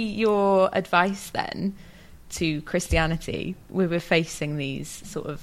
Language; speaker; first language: English; native; English